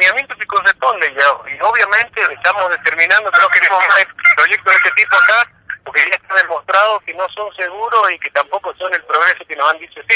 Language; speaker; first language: Spanish; native; Spanish